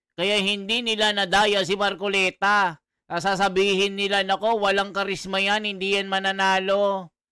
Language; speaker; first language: Filipino; native; Filipino